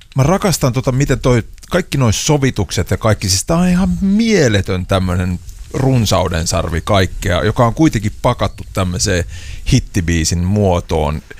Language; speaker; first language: Finnish; native; Finnish